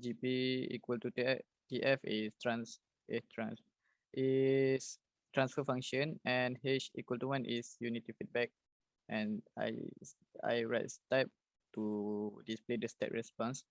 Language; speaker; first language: English; non-native, learner; Malay